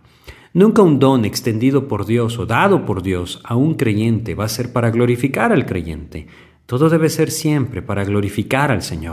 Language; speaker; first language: Spanish; native; Spanish